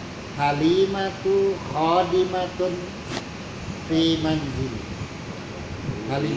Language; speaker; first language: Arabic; non-native, fluent; Indonesian